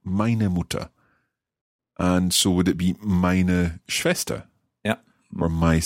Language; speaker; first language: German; non-native, learner; English